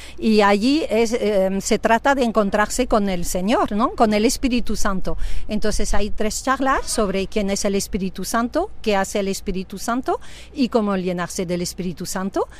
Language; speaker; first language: Spanish; non-native, fluent; French